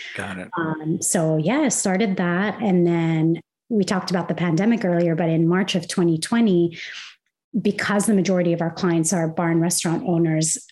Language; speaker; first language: English; non-native, fluent; Arabic